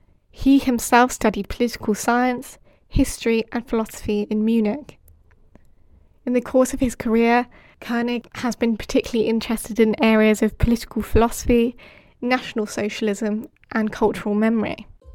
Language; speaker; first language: English; native; English